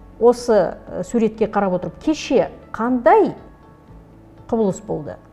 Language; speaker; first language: Kazakh; native; Kazakh